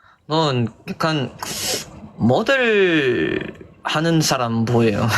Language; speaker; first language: Korean; non-native, learner; Filipino